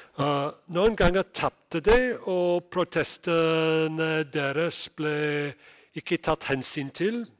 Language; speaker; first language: Norwegian; non-native, fluent; English